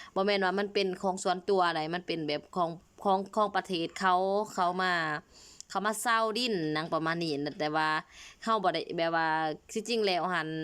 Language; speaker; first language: Lao; native; Lao